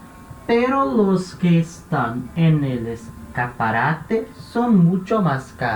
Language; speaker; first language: Spanish; non-native, fluent; Portuguese